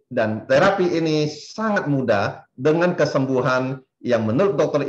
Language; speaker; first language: Indonesian; native; Indonesian